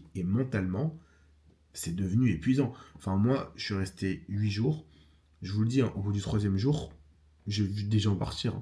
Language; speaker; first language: French; native; French